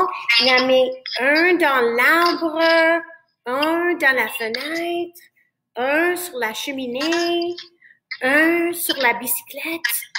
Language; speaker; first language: French; non-native, fluent; English